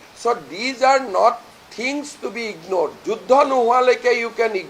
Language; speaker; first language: English; non-native, local second language; Assamese